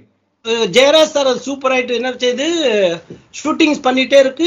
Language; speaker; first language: Tamil; early bilingual, heritage; Tamil